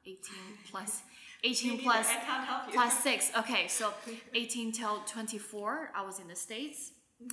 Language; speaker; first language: English; non-native, local second language; Wu Chinese